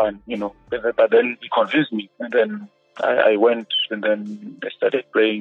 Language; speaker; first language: English; non-native, local second language; Shona